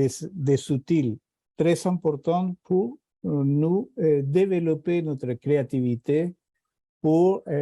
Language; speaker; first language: French; non-native, fluent; Spanish